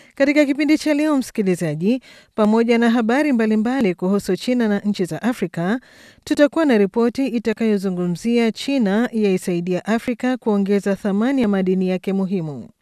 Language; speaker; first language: Swahili; native; Swahili